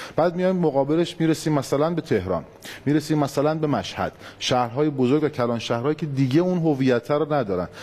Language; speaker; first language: Persian; native; Persian